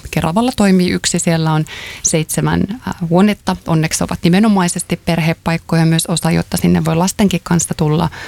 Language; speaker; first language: Finnish; native; Finnish